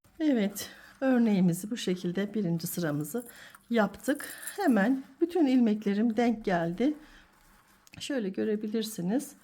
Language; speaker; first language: Turkish; native; Turkish